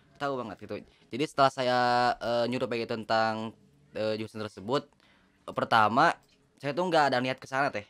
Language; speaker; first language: Indonesian; non-native, local second language; Sundanese